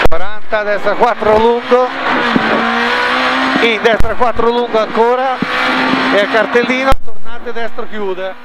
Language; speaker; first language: Italian; native; Italian